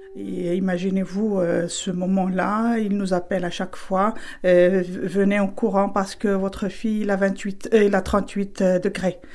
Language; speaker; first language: French; non-native, fluent; Spanish